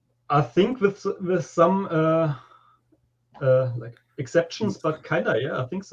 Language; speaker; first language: English; non-native, fluent; German